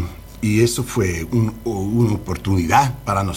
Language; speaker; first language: Spanish; non-native, learner; English